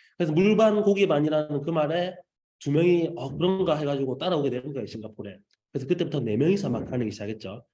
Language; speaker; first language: Korean; native; Korean